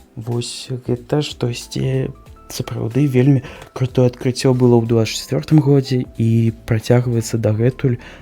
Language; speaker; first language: Belarusian; native; Belarusian